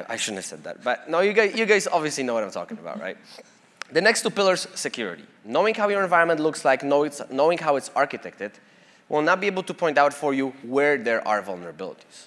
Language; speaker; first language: English; non-native, fluent; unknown